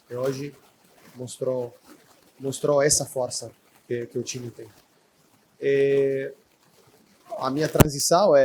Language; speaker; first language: Portuguese; non-native, fluent; Italian